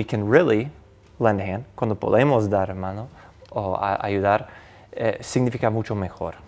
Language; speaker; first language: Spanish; non-native, fluent; English